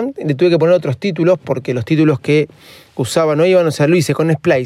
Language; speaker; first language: Spanish; native; Spanish